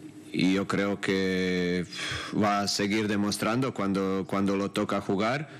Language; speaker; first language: Spanish; non-native, fluent; Croatian